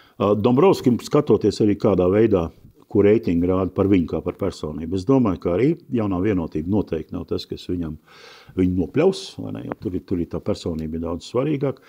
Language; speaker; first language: Latvian; native; Latvian